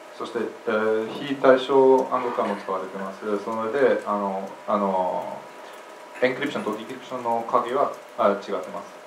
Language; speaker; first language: Japanese; non-native, fluent; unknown